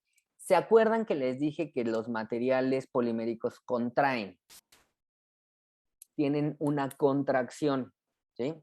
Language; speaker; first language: Spanish; native; Spanish